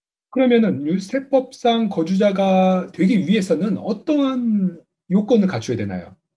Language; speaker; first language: Korean; native; Korean